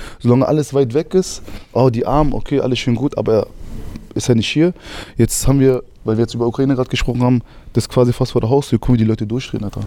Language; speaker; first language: German; early bilingual, other home language; Arabic